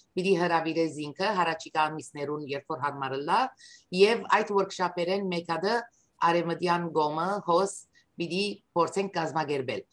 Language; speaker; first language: Armenian; native; Armenian